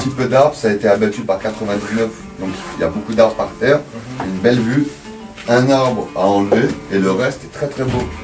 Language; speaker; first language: French; native; French